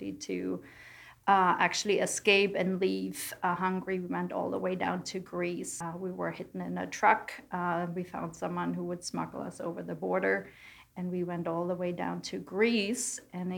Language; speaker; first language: English; non-native, fluent; German